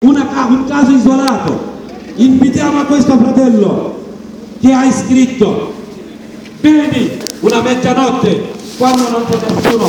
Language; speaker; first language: Italian; non-native, learner; Bangla